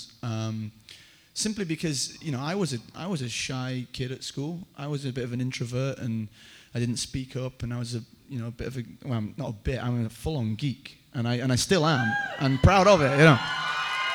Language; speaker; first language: English; native; English